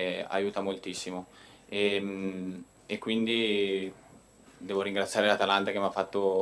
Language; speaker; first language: Italian; native; Italian